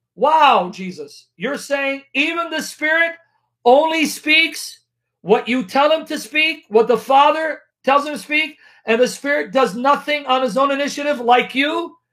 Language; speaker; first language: English; native; English